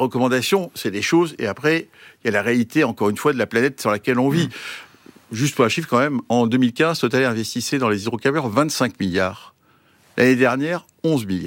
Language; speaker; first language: French; native; French